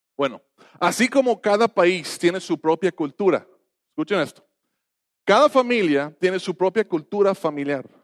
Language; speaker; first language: Spanish; non-native, fluent; English